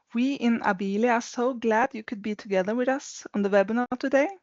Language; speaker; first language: English; non-native, fluent; Norwegian